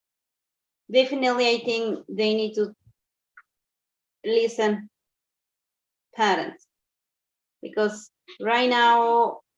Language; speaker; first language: English; non-native, learner; Spanish